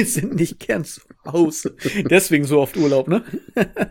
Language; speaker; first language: German; native; German